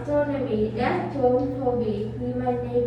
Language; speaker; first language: English; non-native, learner; Vietnamese